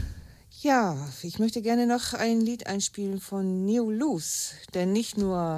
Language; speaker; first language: German; native; German